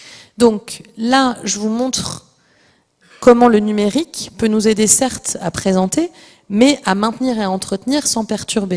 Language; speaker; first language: French; native; French